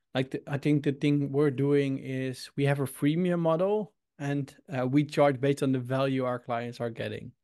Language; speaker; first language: English; non-native, fluent; Dutch